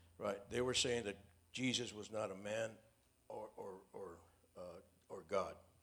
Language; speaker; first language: English; native; English